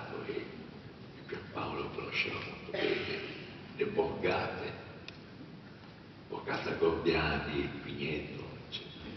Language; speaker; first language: Italian; native; Italian